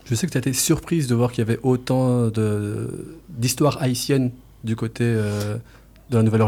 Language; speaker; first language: French; native; French